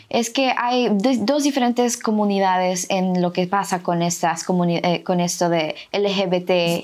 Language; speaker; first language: Spanish; native; Spanish